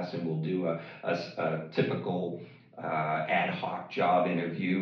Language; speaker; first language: English; native; English